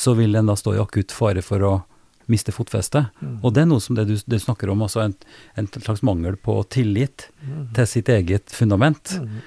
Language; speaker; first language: Norwegian; native; Norwegian